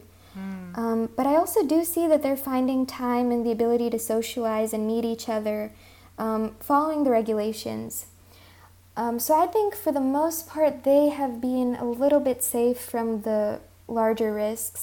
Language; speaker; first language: English; early bilingual, other home language; Hindi